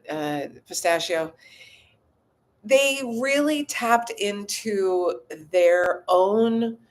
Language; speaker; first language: English; native; English